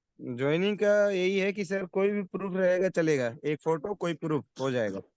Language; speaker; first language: Hindi; native; Hindi